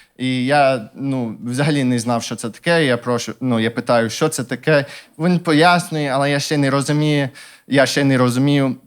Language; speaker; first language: Ukrainian; non-native, fluent; English